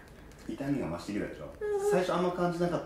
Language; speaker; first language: Japanese; native; Japanese